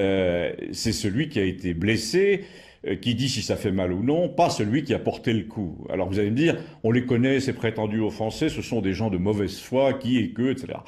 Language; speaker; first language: French; native; French